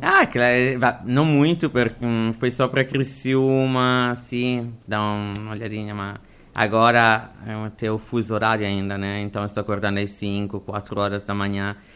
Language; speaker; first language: Portuguese; non-native, fluent; Italian